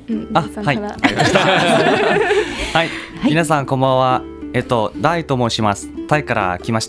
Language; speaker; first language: Japanese; non-native, learner; Thai